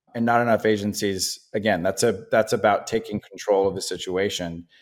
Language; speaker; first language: English; native; English